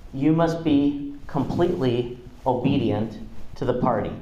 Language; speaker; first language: English; non-native, fluent; Russian